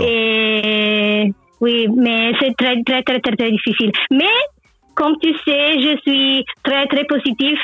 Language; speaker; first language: French; non-native, learner; Italian